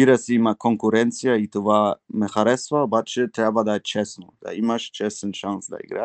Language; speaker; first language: Bulgarian; early bilingual, heritage; Bulgarian